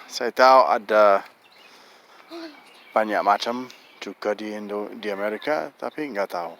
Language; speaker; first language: Indonesian; non-native, fluent; English